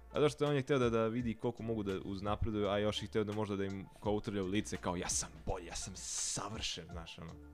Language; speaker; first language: Serbian; early bilingual, heritage; Serbian